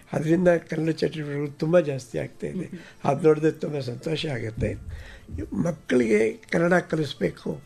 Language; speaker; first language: Kannada; native; Kannada